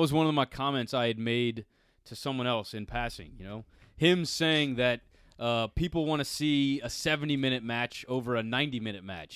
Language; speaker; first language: English; native; English